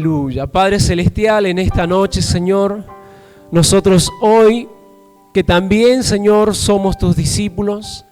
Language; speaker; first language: Spanish; native; Spanish